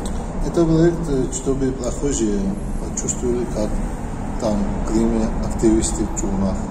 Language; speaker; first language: Russian; non-native, fluent; Georgian